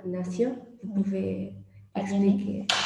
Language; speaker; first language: French; non-native, learner; Portuguese